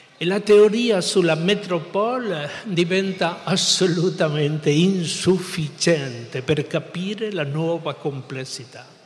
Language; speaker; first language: Italian; non-native, fluent; Spanish